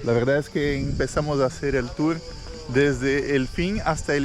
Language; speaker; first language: Spanish; non-native, fluent; Portuguese